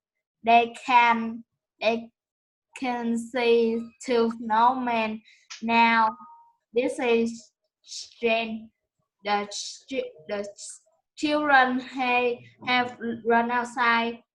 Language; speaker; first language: English; non-native, learner; Vietnamese